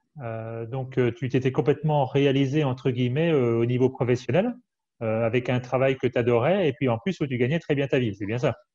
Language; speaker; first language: French; native; French